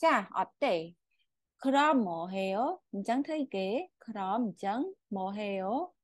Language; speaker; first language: Korean; non-native, fluent; Khmer